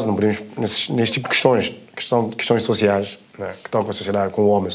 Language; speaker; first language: Portuguese; native; Portuguese